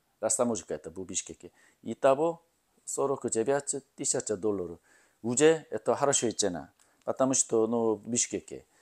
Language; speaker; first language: Russian; non-native, learner; Korean